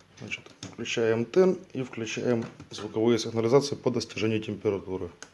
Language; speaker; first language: Russian; native; Russian